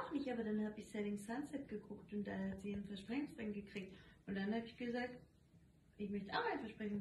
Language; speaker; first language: German; native; German